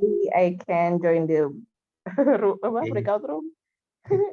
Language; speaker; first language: English; non-native, learner; Indonesian